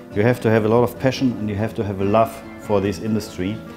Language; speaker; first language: English; non-native, fluent; German